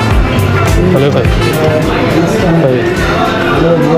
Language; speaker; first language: English; non-native, learner; Burmese